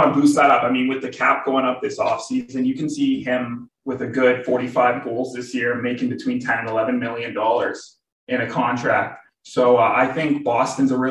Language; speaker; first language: English; native; English